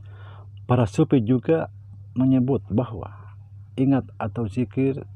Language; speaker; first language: Indonesian; native; Indonesian